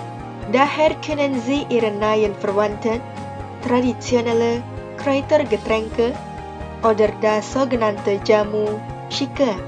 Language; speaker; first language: German; non-native, fluent; Indonesian